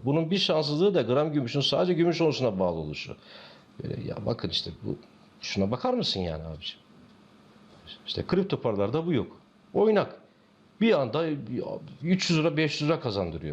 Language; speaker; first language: Turkish; native; Turkish